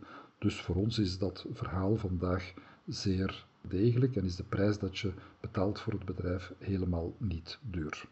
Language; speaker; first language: Dutch; native; Dutch